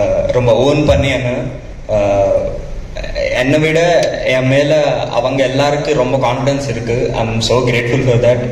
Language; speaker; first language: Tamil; non-native, learner; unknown